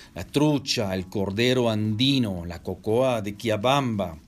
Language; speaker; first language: Spanish; non-native, fluent; French